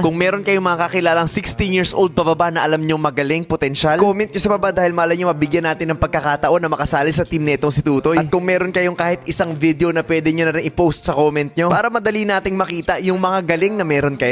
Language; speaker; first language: Filipino; native; Filipino